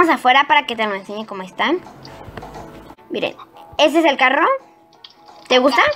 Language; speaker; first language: Spanish; native; Spanish